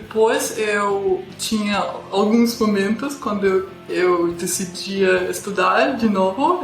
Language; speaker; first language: Portuguese; non-native, fluent; Russian